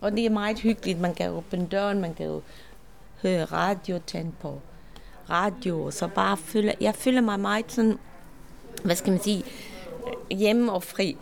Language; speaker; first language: Danish; non-native, learner; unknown